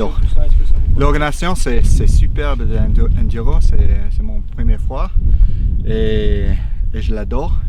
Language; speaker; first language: French; non-native, learner; English